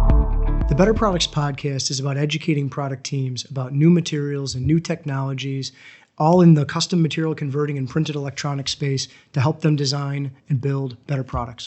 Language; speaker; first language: English; native; English